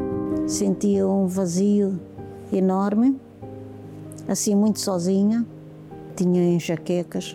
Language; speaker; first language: Portuguese; native; Portuguese